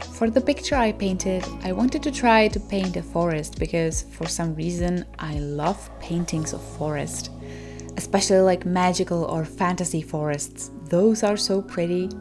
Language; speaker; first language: English; non-native, fluent; Czech